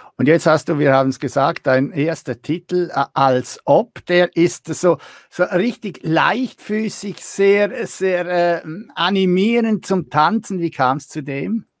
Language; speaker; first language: German; native; German